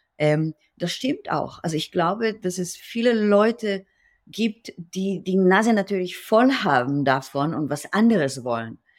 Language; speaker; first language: German; non-native, fluent; Hebrew